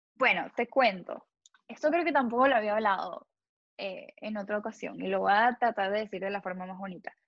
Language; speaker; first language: Spanish; native; Spanish